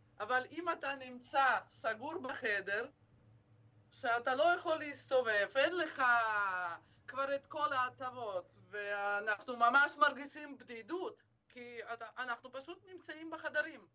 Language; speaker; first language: Hebrew; non-native, fluent; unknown